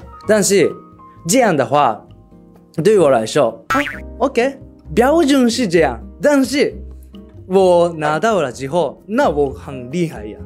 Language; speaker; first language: Chinese; non-native, learner; Japanese